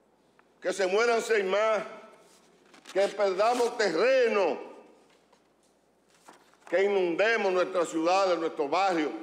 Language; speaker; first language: Spanish; native; Spanish